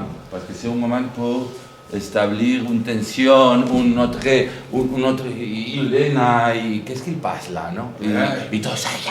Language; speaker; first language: French; non-native, learner; Spanish